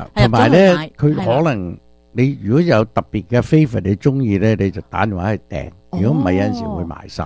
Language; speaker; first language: Chinese; early bilingual, other home language; Cantonese